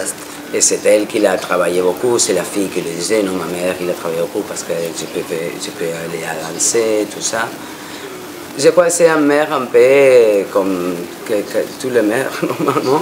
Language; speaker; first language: French; non-native, fluent; Spanish